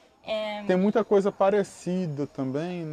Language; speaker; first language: Portuguese; native; Portuguese